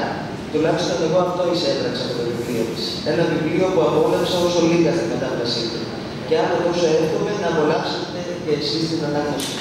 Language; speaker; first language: Greek; native; Greek